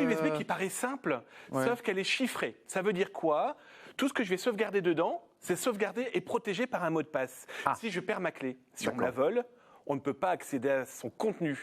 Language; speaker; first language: French; native; French